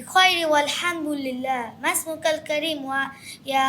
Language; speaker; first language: Arabic; non-native, learner; Bangla